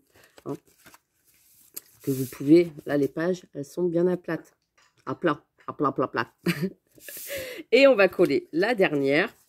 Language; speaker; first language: French; native; French